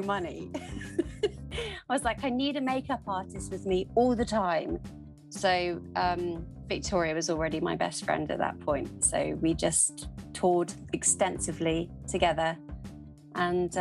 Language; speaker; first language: English; native; English